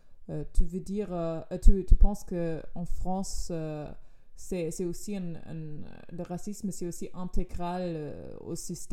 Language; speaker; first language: French; non-native, fluent; German